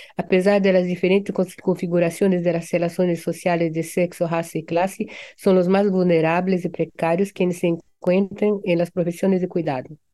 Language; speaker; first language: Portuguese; early bilingual, other home language; Japanese